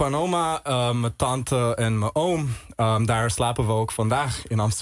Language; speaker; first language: Dutch; early bilingual, heritage; Dutch